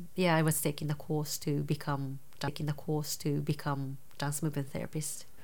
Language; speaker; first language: English; non-native, fluent; Japanese